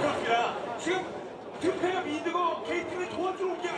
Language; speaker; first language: Korean; native; Korean